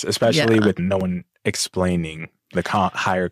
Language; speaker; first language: English; native; English